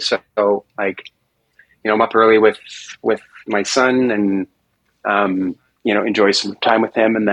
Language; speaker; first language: English; native; English